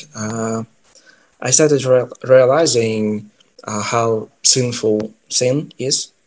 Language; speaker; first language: English; non-native, fluent; Ukrainian